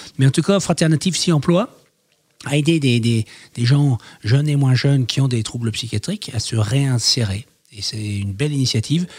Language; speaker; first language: French; native; French